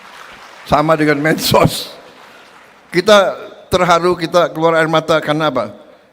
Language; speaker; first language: Indonesian; native; Indonesian